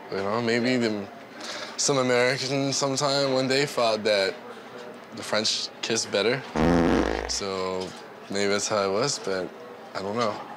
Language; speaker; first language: English; non-native, fluent; French